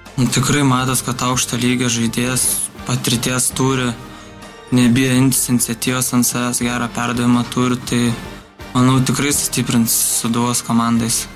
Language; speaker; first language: Lithuanian; native; Lithuanian